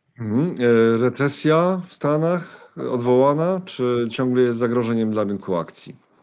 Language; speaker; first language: Polish; native; Polish